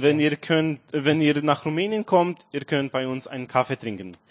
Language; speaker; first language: German; non-native, learner; Romanian